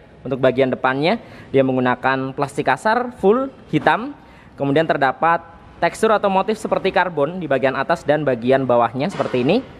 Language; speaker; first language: Indonesian; native; Indonesian